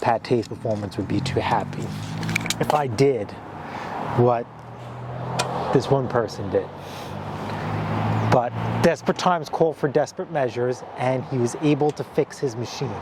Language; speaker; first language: English; native; English